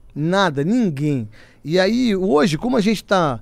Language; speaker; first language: Portuguese; native; Portuguese